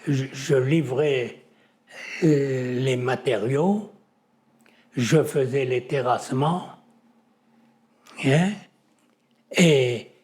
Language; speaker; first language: French; native; French